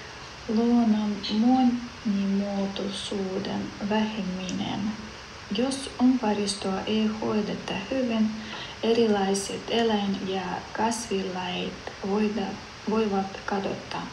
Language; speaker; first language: Finnish; non-native, learner; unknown